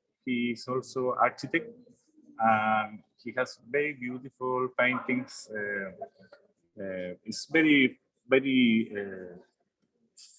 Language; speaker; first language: English; non-native, learner; Spanish